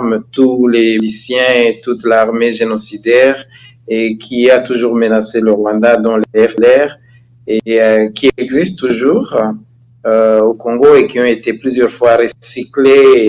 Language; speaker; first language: French; non-native, local second language; Kinyarwanda